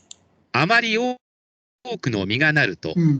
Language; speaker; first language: Japanese; non-native, learner; Indonesian